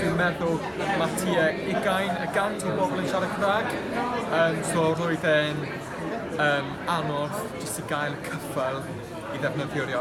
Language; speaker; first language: Welsh; non-native, fluent; English